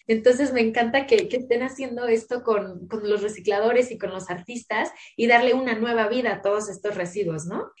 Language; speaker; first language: Spanish; native; Spanish